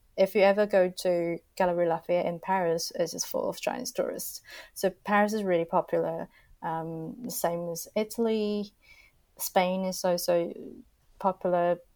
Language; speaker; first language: English; non-native, fluent; Chinese